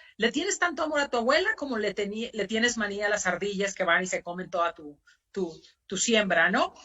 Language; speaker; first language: Spanish; native; Spanish